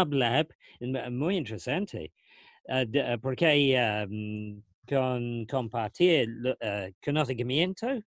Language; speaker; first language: Spanish; non-native, learner; English